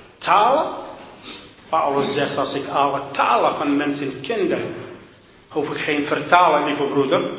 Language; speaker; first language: Dutch; non-native, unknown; Arabic